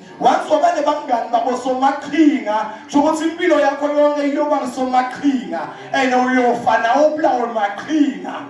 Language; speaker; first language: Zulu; non-native, local second language; Swati